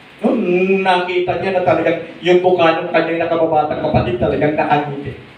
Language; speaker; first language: Filipino; non-native, local second language; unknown